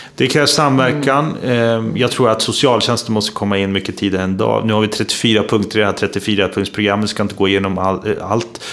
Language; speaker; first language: Swedish; native; Swedish